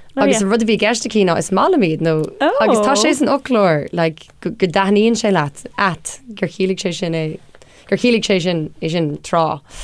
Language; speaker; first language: Irish; non-native, local second language; English